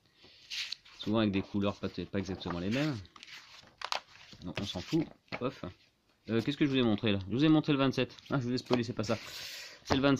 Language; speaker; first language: French; native; French